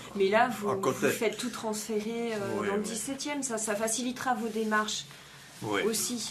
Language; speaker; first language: French; native; French